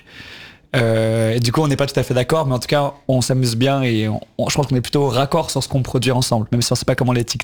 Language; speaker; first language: French; native; French